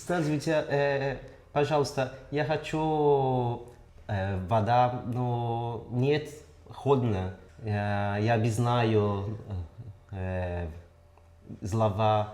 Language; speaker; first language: Russian; non-native, learner; Portuguese